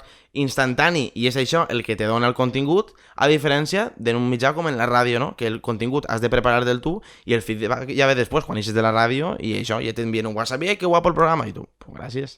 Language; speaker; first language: Catalan; native; Catalan